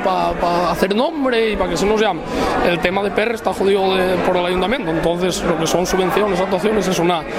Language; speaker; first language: Spanish; native; Spanish